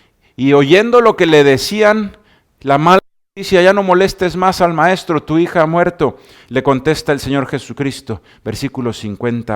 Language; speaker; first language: Spanish; native; Spanish